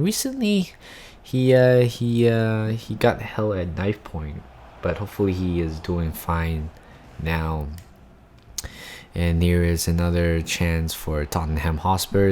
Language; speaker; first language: English; non-native, fluent; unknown